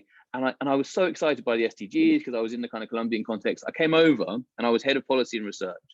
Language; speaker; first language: English; native; English